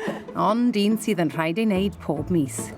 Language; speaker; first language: Welsh; native; Welsh